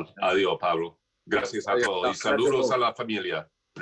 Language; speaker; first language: Spanish; non-native, fluent; English